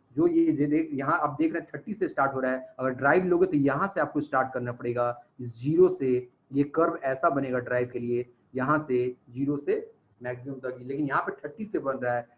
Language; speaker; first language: Hindi; native; Hindi